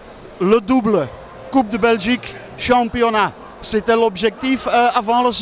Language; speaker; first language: French; non-native, local second language; Dutch